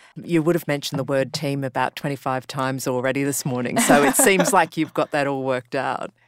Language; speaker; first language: English; native; English